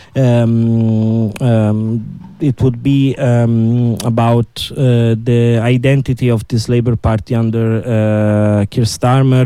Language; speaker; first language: English; non-native, fluent; Italian